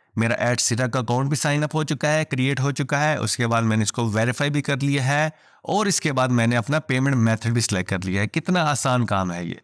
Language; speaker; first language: Urdu; native; Urdu